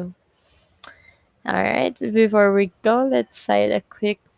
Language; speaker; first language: English; non-native, local second language; Filipino